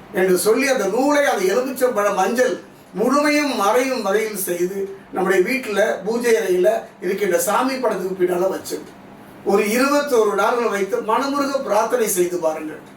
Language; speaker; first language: Tamil; native; Tamil